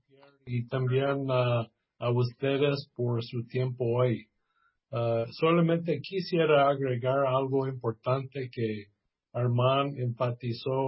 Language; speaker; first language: Spanish; non-native, fluent; English